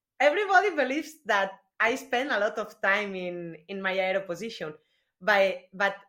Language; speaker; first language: English; non-native, learner; Spanish